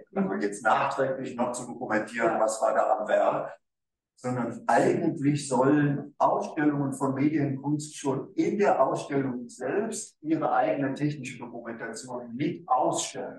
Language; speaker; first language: German; native; German